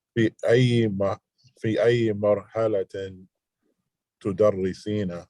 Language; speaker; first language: Arabic; non-native, learner; English